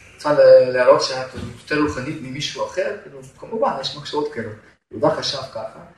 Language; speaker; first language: Hebrew; non-native, fluent; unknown